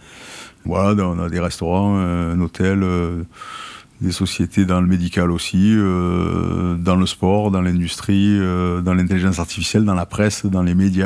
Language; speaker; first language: French; native; French